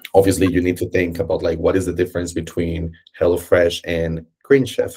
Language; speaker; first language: English; non-native, fluent; Spanish